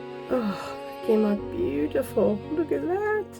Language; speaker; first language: English; native; English